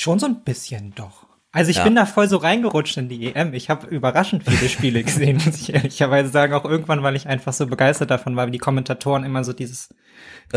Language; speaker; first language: German; native; German